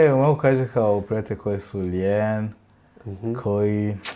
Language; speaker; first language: Bosnian; non-native, learner; Swahili